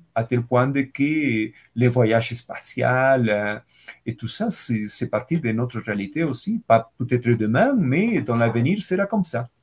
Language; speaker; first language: French; non-native, fluent; Spanish